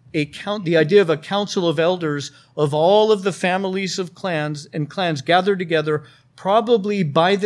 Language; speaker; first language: English; native; English